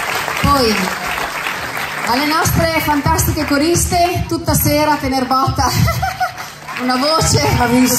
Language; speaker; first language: Italian; native; Italian